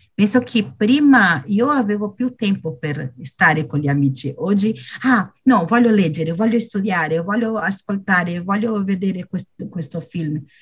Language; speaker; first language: Italian; non-native, fluent; Portuguese